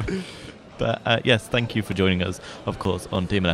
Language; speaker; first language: English; native; English